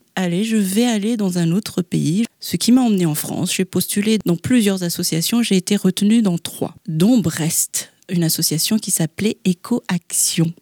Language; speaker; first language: French; non-native, local second language; Malagasy